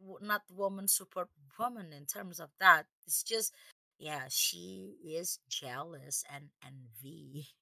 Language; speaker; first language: English; non-native, fluent; Indonesian